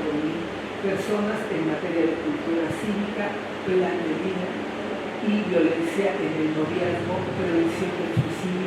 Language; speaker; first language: Spanish; native; Spanish